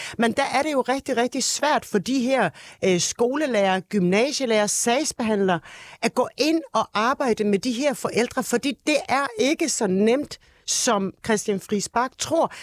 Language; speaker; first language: Danish; early bilingual, other home language; Turkish